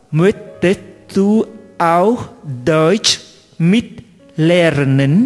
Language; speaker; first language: German; non-native, learner; Vietnamese